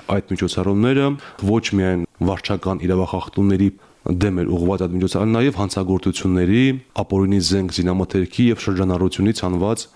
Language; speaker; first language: Armenian; native; Armenian